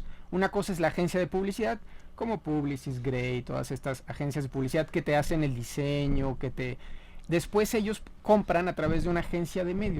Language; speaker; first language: Spanish; native; Spanish